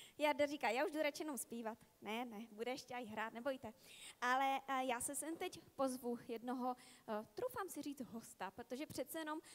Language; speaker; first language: Czech; native; Czech